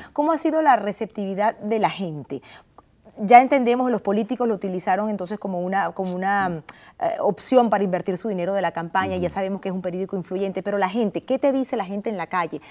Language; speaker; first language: Spanish; native; Spanish